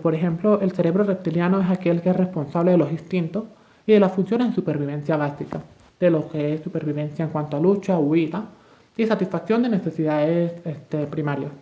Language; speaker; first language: Spanish; native; Spanish